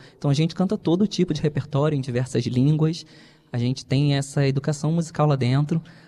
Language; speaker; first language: Portuguese; native; Portuguese